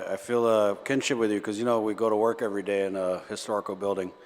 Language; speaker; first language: English; early bilingual, other home language; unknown